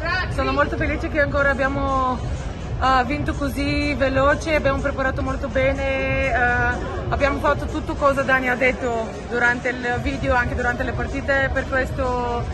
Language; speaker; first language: Italian; non-native, learner; English